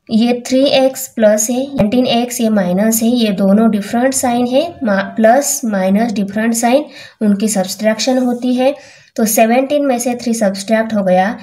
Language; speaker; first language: Hindi; non-native, local second language; Marathi